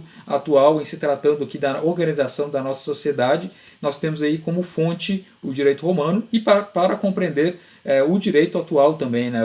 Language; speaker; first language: Portuguese; native; Portuguese